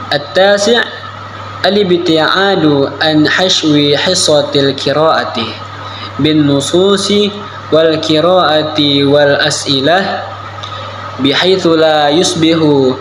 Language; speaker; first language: Arabic; non-native, learner; Indonesian